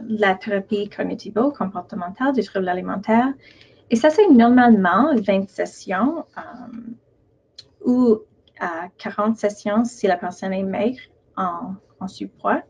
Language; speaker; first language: French; non-native, local second language; English